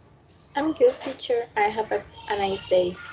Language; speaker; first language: English; non-native, learner; Spanish